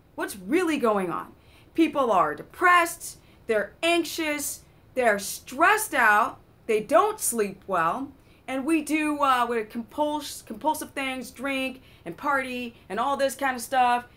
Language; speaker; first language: English; native; English